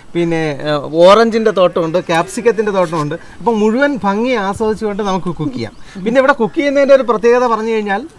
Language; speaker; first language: Malayalam; native; Malayalam